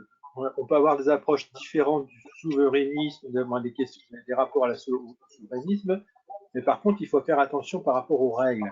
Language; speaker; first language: French; native; French